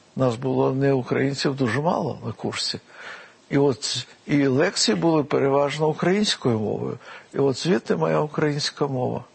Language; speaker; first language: Ukrainian; non-native, local second language; Russian